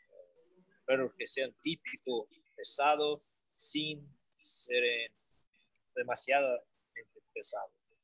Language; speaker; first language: Spanish; non-native, learner; Portuguese